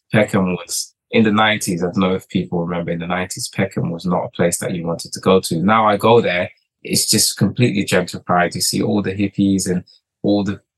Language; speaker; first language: English; early bilingual, other home language; Portuguese